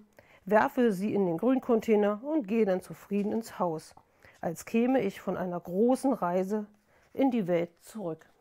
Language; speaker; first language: German; native; German